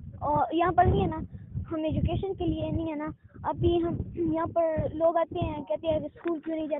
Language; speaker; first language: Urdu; non-native, local second language; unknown